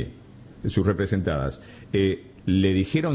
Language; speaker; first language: Spanish; native; Spanish